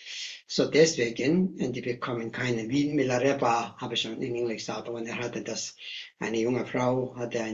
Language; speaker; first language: German; non-native, learner; Tibetan